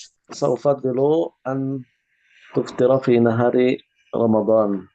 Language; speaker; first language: Arabic; non-native, learner; Indonesian